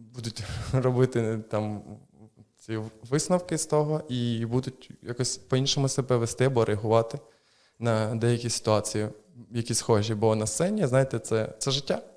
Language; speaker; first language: Ukrainian; native; Ukrainian